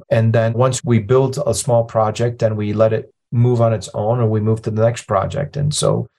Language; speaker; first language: English; early bilingual, other home language; Arabic